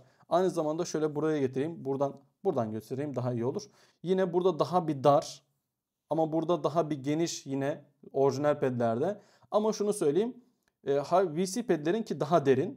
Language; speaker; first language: Turkish; native; Turkish